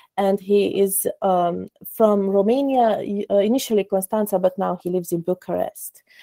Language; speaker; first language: English; non-native, fluent; Romanian